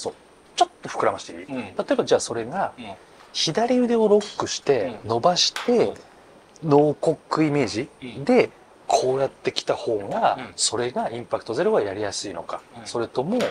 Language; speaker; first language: Japanese; native; Japanese